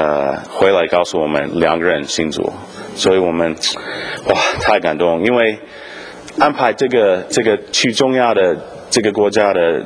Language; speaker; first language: Chinese; non-native, fluent; English